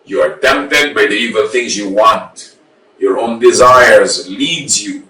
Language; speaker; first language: English; non-native, local second language; Filipino